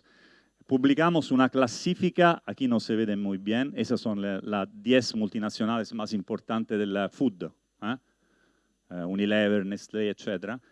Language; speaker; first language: Spanish; non-native, learner; Italian